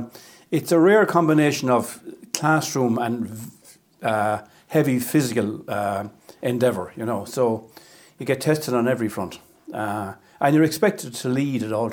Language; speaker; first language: English; native; English